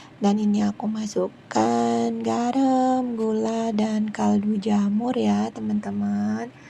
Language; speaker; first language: Indonesian; non-native, local second language; Javanese